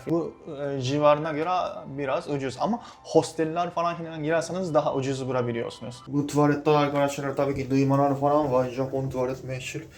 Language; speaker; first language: Turkish; non-native, fluent; Japanese